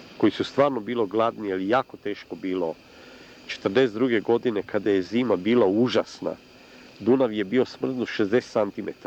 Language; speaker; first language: Serbian; non-native, local second language; Hungarian